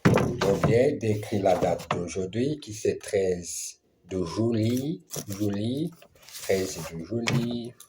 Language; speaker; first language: French; non-native, learner; Portuguese